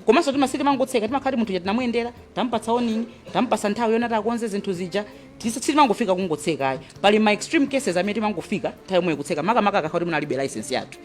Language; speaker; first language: Nyanja; native; Nyanja